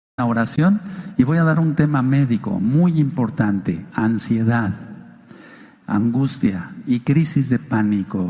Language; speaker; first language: Spanish; native; Spanish